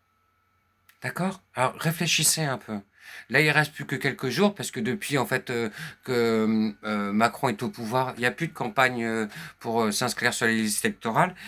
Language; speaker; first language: French; native; French